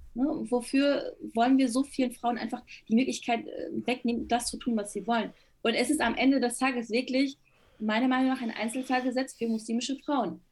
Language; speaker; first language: German; early bilingual, other home language; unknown